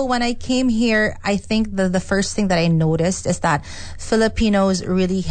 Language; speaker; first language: English; non-native, local second language; Cebuano